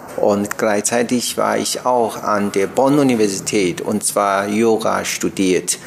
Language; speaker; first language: German; non-native, learner; Chinese